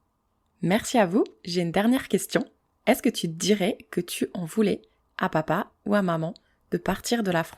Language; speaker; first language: French; native; French